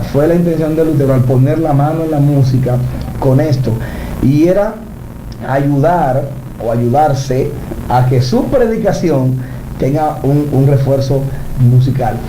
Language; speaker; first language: Spanish; native; Spanish